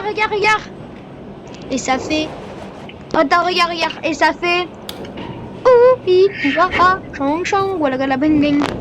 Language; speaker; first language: French; native; French